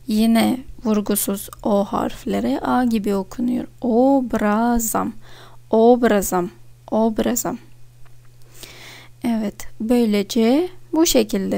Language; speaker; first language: Turkish; non-native, fluent; Russian